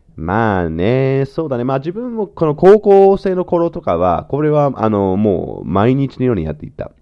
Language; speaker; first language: Japanese; non-native, fluent; English